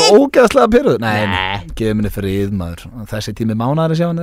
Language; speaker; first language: Icelandic; native; Icelandic